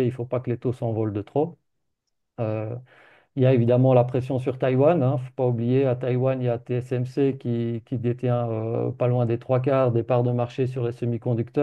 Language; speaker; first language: French; native; French